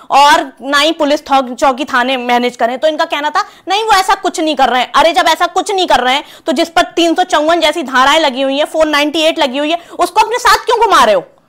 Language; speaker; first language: Hindi; native; Hindi